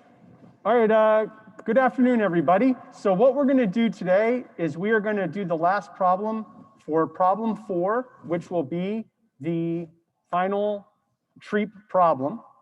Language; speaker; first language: English; native; English